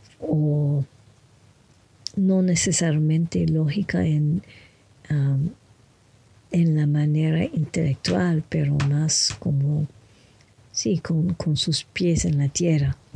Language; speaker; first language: Spanish; non-native, fluent; French